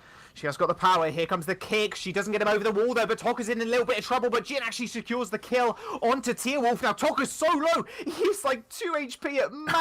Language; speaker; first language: English; native; English